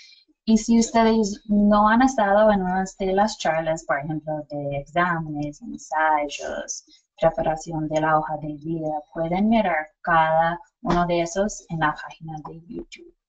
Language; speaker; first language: Spanish; non-native, fluent; English